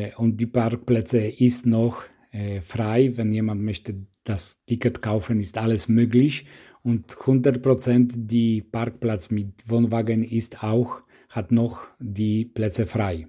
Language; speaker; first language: German; non-native, learner; Polish